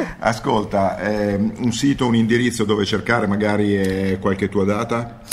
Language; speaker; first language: Italian; native; Italian